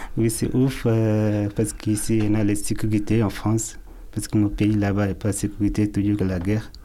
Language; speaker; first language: French; non-native, learner; Arabic